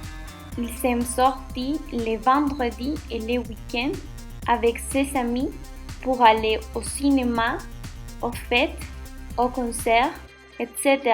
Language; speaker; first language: French; non-native, learner; Spanish